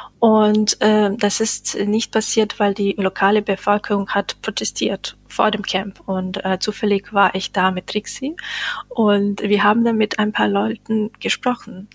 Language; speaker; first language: German; non-native, fluent; Bosnian